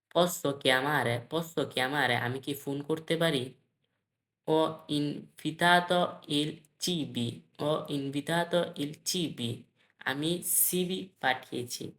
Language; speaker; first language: Bangla; native; Bangla